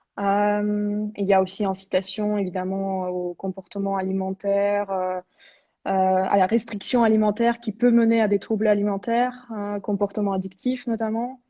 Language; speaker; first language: French; non-native, fluent; Russian